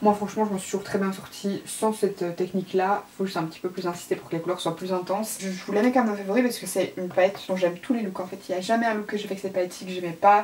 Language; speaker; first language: French; native; French